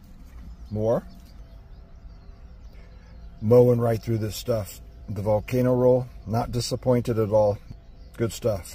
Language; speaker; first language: English; native; English